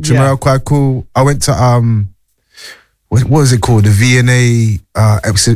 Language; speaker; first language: English; native; English